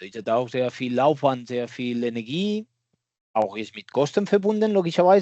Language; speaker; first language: German; non-native, fluent; Catalan